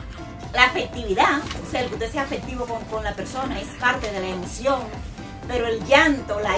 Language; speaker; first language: Spanish; native; Spanish